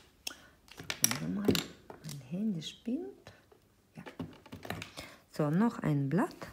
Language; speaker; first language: German; non-native, fluent; Russian